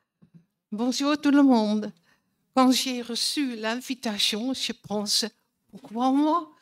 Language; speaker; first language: French; non-native, learner; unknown